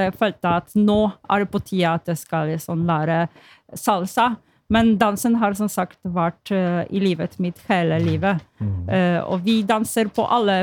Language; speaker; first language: Norwegian; non-native, fluent; Polish